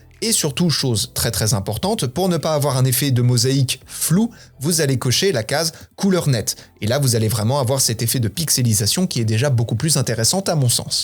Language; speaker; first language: French; native; French